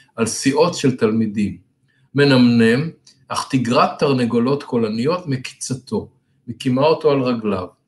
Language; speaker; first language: Hebrew; native; Hebrew